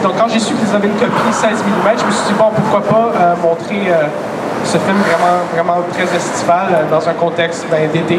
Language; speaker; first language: French; native; French